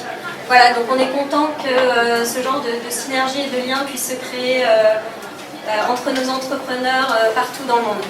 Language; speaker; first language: French; native; French